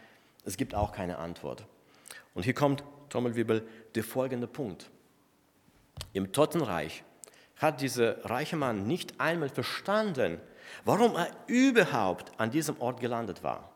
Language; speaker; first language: German; non-native, fluent; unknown